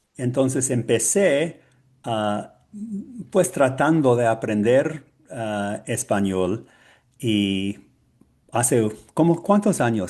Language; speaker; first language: Spanish; non-native, learner; English